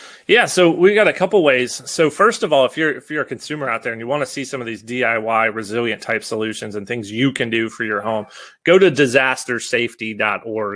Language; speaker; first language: English; native; English